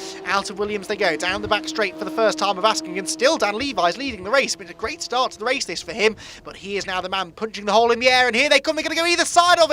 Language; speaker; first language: English; native; English